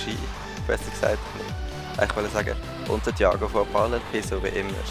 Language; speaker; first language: German; native; German